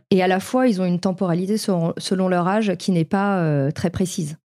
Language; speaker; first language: French; native; French